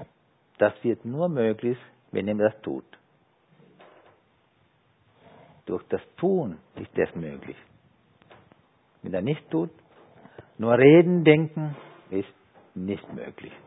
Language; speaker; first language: German; non-native, fluent; Sinhala